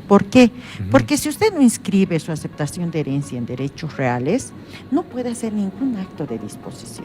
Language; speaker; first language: Spanish; native; Spanish